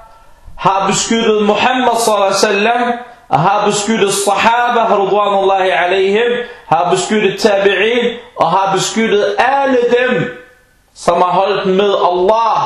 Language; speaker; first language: Danish; non-native, local second language; Arabic